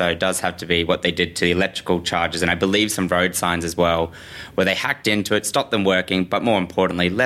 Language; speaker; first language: English; native; English